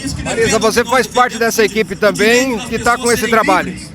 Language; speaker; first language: Portuguese; native; Portuguese